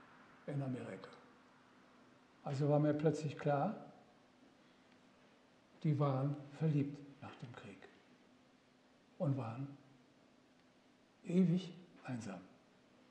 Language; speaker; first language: German; native; German